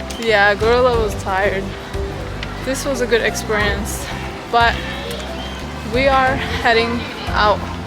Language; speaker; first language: English; non-native, fluent; Turkish